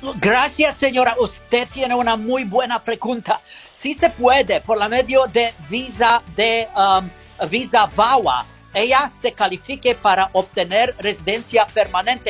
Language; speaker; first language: Spanish; non-native, learner; English